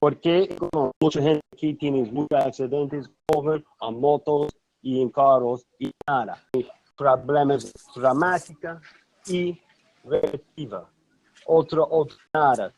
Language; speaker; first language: Spanish; non-native, learner; English